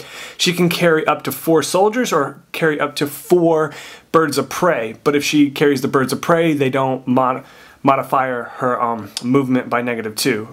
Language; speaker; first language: English; native; English